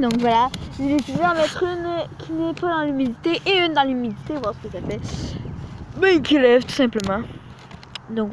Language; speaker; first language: French; native; French